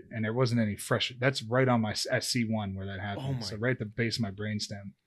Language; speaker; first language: English; native; English